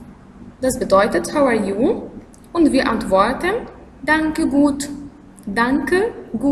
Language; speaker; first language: German; non-native, learner; Arabic